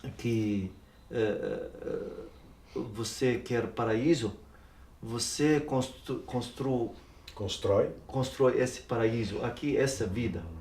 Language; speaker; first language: Portuguese; non-native, learner; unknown